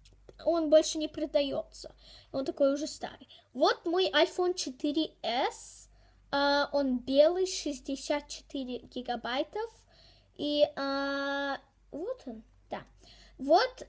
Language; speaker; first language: Russian; early bilingual, heritage; Russian